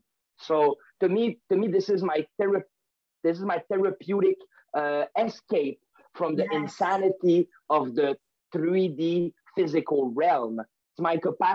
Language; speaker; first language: English; non-native, fluent; French